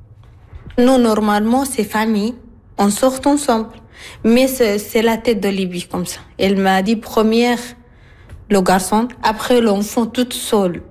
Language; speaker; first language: French; non-native, learner; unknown